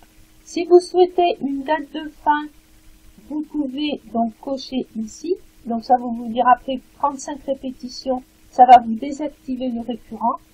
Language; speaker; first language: French; native; French